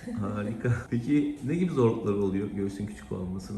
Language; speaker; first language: Turkish; native; Turkish